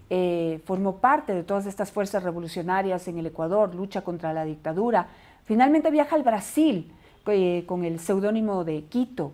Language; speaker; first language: Spanish; native; Spanish